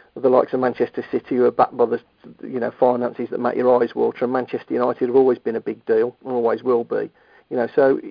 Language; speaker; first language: English; native; English